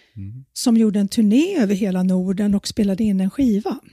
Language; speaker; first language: Swedish; native; Swedish